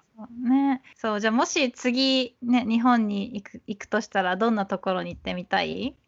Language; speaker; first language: Japanese; native; Japanese